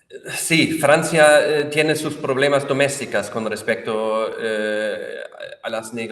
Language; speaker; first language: Spanish; non-native, fluent; German